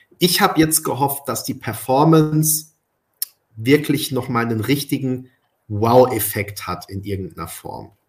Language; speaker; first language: German; early bilingual, other home language; Spanish